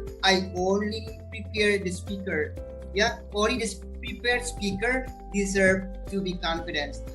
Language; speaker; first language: English; non-native, learner; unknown